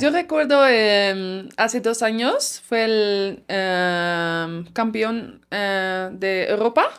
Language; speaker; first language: Spanish; non-native, fluent; Dutch